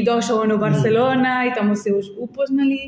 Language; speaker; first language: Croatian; non-native, learner; Spanish